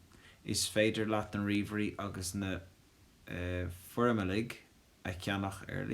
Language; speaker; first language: Irish; non-native, local second language; English